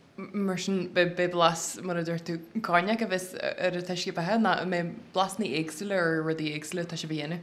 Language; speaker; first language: Irish; native; Irish